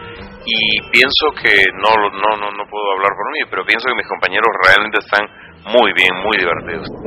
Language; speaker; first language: Spanish; native; Spanish